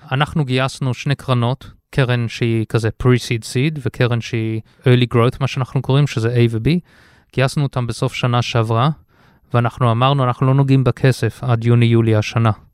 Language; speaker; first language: Hebrew; early bilingual, heritage; Hebrew